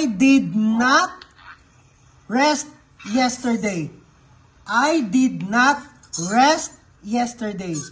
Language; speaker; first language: English; non-native, local second language; Filipino